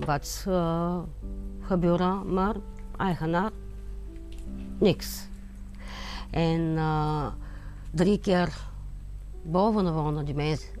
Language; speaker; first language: Dutch; non-native, learner; Bulgarian